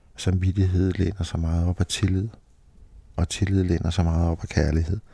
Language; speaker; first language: Danish; native; Danish